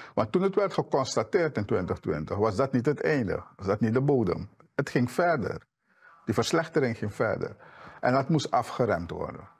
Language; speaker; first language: Dutch; native; Dutch